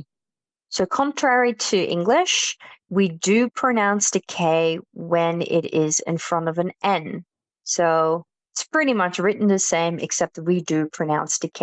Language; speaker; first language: English; non-native, fluent; Dutch